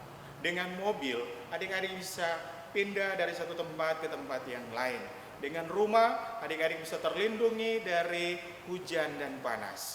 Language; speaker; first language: Indonesian; native; Indonesian